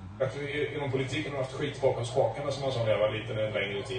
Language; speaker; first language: Swedish; native; Swedish